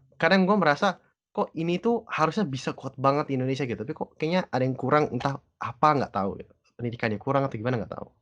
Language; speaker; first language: Indonesian; early bilingual, other home language; English